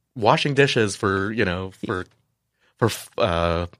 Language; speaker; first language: English; native; English